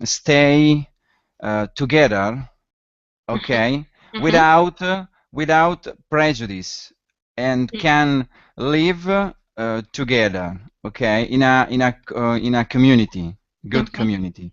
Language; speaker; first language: English; non-native, learner; Italian